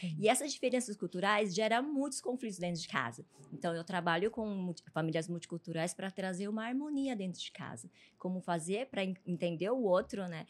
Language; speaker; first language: Portuguese; early bilingual, other home language; Chinese